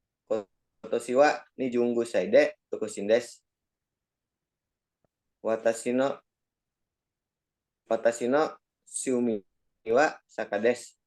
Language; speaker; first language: Japanese; non-native, learner; Indonesian